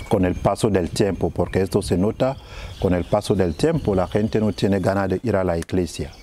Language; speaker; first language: Spanish; non-native, fluent; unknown